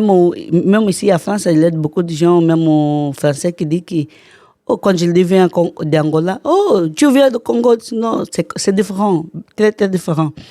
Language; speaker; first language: French; non-native, learner; Portuguese